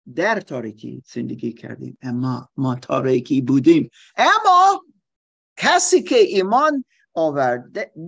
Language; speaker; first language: Persian; non-native, learner; German